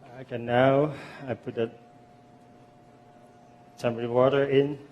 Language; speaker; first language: English; non-native, fluent; Thai